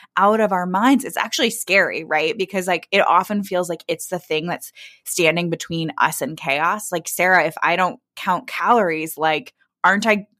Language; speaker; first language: English; native; English